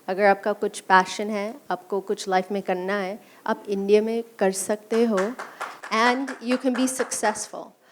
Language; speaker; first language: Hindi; non-native, learner; English